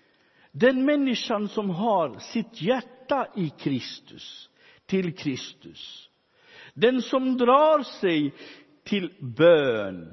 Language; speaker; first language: Swedish; non-native, fluent; Romany